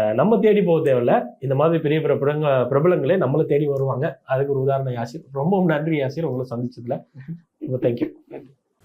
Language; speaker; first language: Tamil; native; Tamil